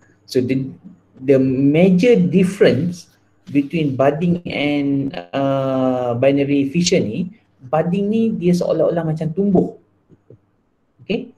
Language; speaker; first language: English; non-native, local second language; Malay